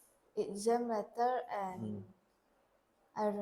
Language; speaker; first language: English; non-native, learner; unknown